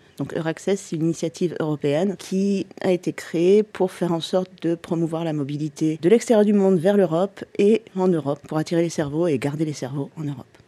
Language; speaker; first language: French; native; French